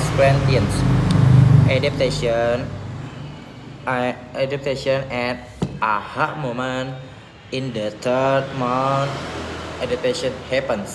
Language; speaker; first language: English; non-native, learner; Indonesian